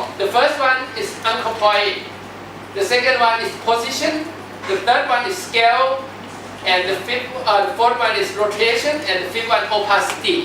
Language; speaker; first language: English; non-native, fluent; Thai